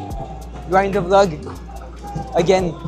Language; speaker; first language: English; non-native, learner; French